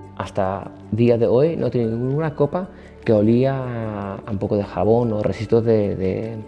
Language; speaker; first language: Spanish; non-native, fluent; Danish